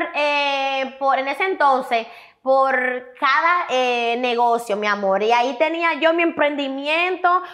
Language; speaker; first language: Spanish; native; Spanish